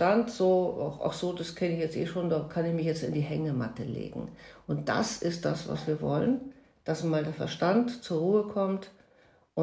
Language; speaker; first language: German; native; German